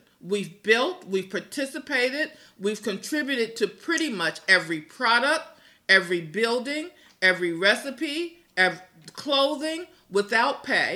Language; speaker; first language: English; native; English